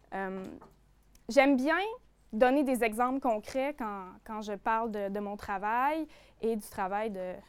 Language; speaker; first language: French; native; French